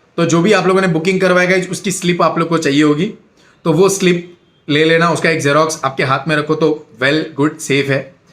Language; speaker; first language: Hindi; non-native, local second language; Gujarati